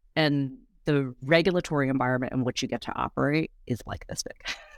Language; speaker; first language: English; native; English